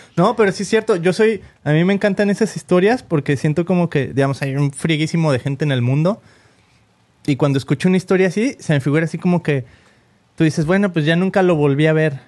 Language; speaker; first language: Spanish; native; Spanish